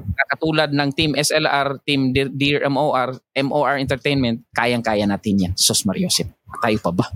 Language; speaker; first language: Filipino; non-native, local second language; Cebuano